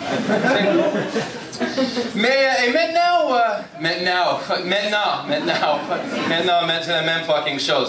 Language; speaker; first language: French; non-native, local second language; English